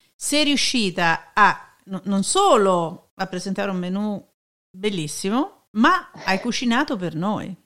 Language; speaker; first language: Italian; native; Italian